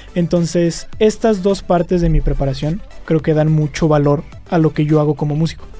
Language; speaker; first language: Spanish; native; Spanish